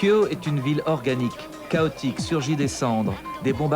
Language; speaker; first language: French; native; French